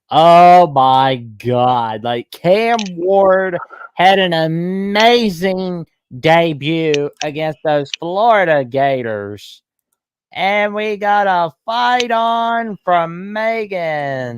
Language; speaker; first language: English; native; English